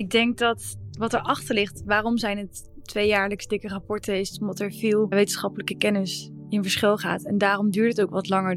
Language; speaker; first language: Dutch; native; Dutch